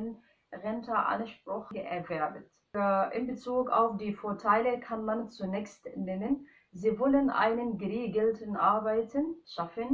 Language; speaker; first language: German; non-native, fluent; Arabic